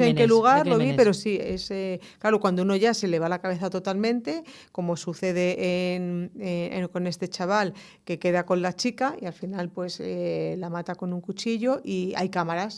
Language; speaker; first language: Spanish; native; Spanish